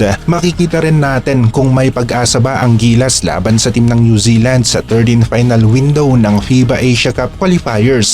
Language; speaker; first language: Filipino; native; Filipino